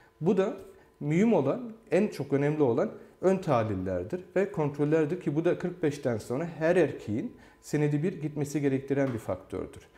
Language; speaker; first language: Turkish; early bilingual, heritage; Turkish